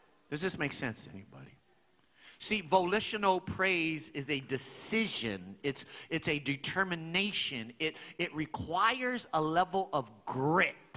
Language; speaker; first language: English; native; English